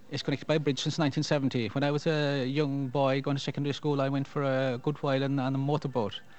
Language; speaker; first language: English; non-native, local second language; Irish